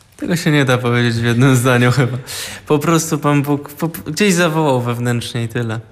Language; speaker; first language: Polish; early bilingual, heritage; Polish